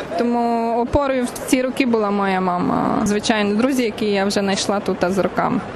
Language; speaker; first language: Ukrainian; native; Ukrainian